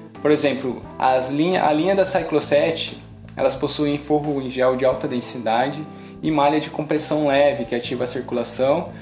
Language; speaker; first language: Portuguese; native; Portuguese